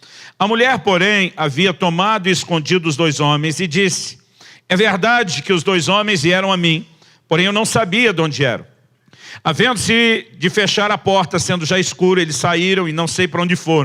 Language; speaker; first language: Portuguese; native; Portuguese